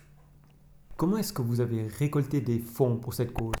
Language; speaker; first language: French; native; French